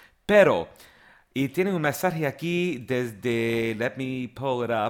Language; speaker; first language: Spanish; non-native, learner; English